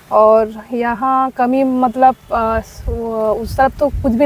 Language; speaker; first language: Hindi; non-native, local second language; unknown